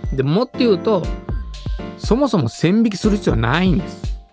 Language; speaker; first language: Japanese; non-native, fluent; Sinhala